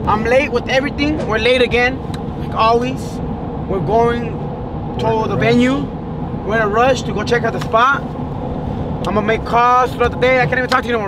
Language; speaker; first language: English; early bilingual, other home language; Spanish